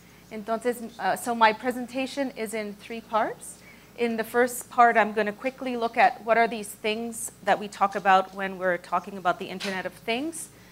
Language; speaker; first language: English; native; English